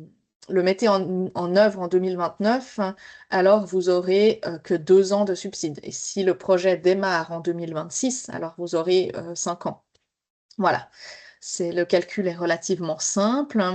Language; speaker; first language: French; native; French